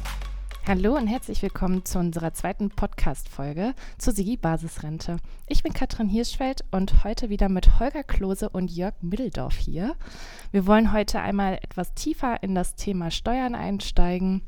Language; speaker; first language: German; native; German